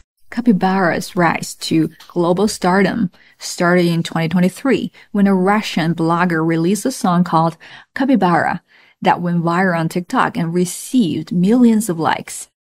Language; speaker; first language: English; non-native, fluent; Chinese